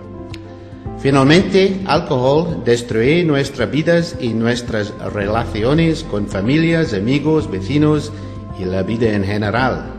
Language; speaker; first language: Spanish; non-native, learner; English